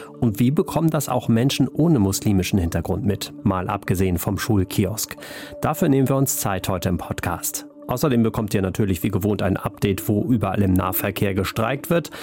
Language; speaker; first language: German; native; German